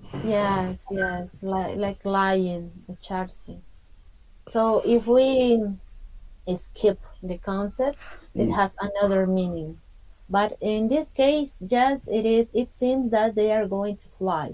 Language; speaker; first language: English; non-native, fluent; Spanish